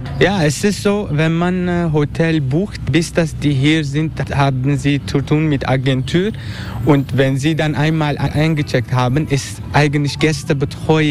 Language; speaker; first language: German; non-native, fluent; Turkish